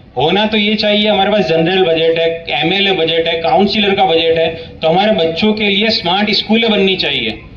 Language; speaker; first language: Hindi; non-native, local second language; Gujarati